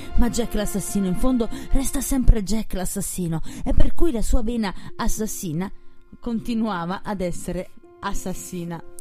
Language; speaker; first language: Italian; native; Italian